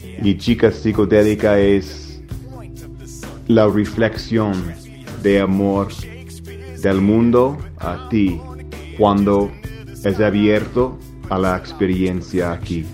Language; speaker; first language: Spanish; non-native, learner; English